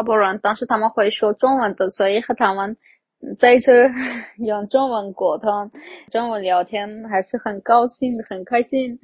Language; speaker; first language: Chinese; non-native, fluent; Armenian